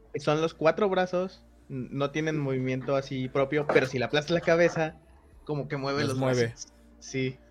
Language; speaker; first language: Spanish; native; Spanish